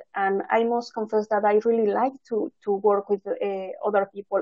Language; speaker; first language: English; non-native, fluent; Spanish